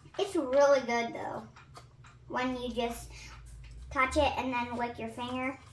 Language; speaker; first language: English; native; English